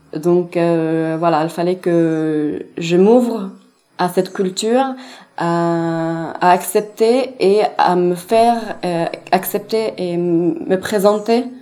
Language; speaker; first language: French; non-native, fluent; Arabic